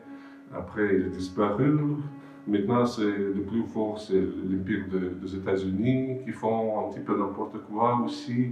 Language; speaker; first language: French; non-native, fluent; Russian